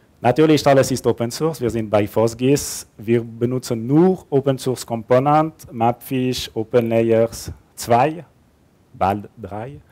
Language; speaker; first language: German; non-native, local second language; French